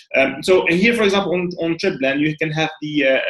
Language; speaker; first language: English; non-native, fluent; Arabic